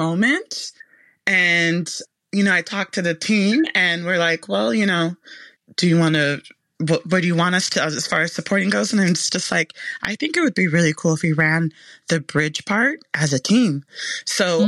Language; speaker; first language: English; native; English